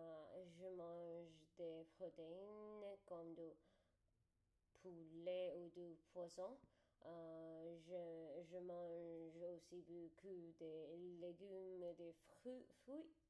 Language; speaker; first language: French; non-native, learner; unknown